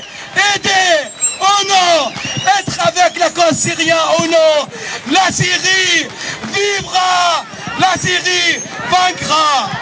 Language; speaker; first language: French; non-native, learner; Arabic